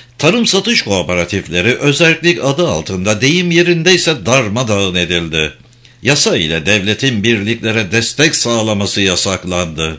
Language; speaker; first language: Turkish; native; Turkish